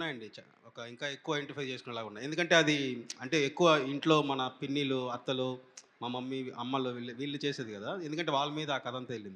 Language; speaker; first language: Telugu; native; Telugu